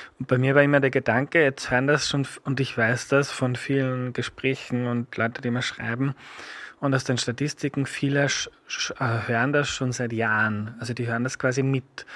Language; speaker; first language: German; native; German